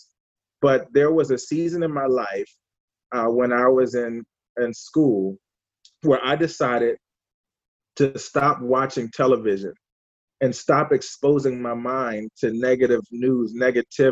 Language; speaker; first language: English; native; English